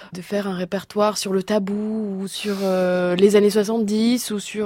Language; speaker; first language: French; early bilingual, other home language; Portuguese